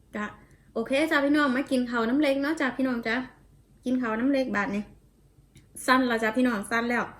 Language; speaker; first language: Thai; non-native, local second language; Northeastern Thai